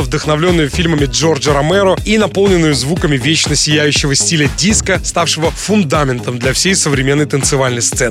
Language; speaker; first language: Russian; native; Russian